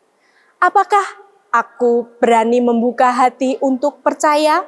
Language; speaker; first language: Indonesian; native; Indonesian